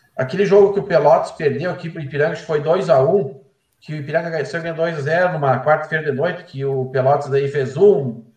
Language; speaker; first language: Portuguese; native; Portuguese